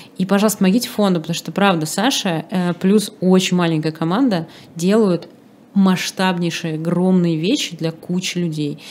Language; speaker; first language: Russian; native; Russian